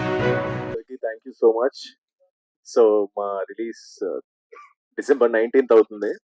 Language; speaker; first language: Telugu; native; Telugu